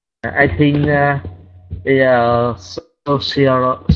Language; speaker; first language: English; non-native, learner; Vietnamese